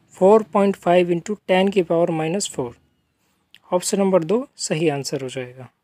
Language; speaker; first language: Hindi; native; Hindi